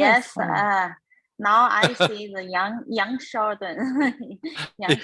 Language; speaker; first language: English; non-native, learner; Chinese